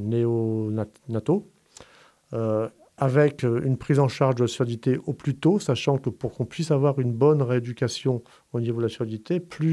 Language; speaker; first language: French; native; French